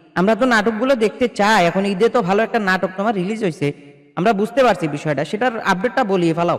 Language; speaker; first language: Bangla; native; Bangla